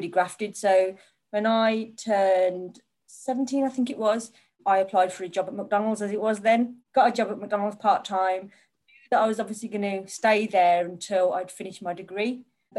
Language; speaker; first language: English; native; English